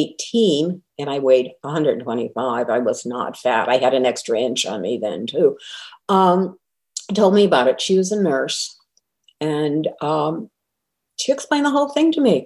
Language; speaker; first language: English; native; English